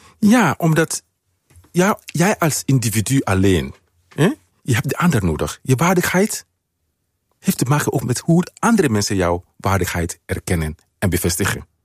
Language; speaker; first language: Dutch; non-native, fluent; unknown